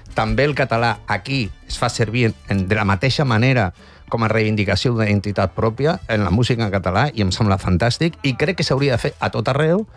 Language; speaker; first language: Catalan; non-native, local second language; Spanish